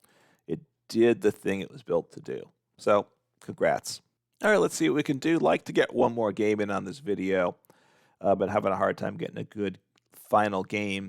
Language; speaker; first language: English; native; English